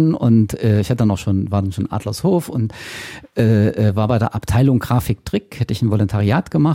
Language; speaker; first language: German; native; German